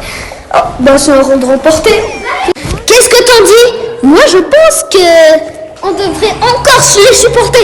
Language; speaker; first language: French; native; French